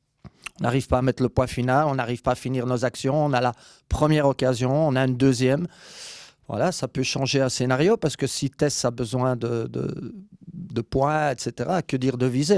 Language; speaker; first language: French; native; French